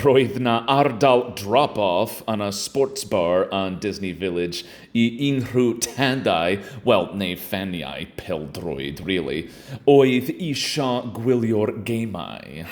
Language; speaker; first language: Welsh; non-native, learner; English